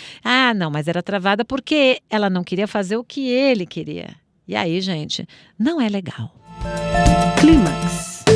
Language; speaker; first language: Portuguese; native; Portuguese